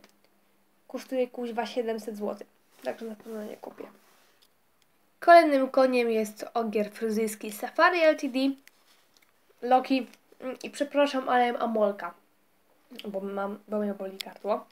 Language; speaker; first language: Polish; native; Polish